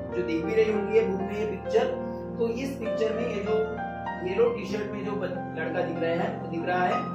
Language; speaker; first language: Hindi; native; Hindi